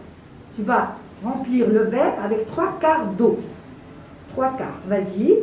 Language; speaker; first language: French; non-native, local second language; Arabic